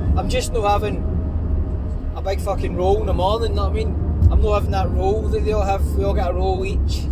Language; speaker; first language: English; native; English